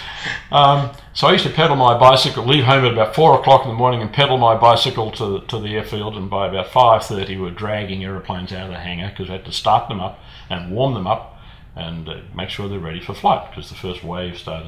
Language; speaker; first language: English; native; English